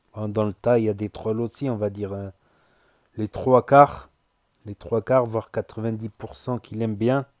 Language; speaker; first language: French; native; French